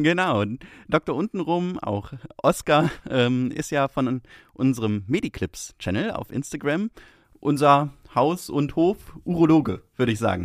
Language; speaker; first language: German; native; German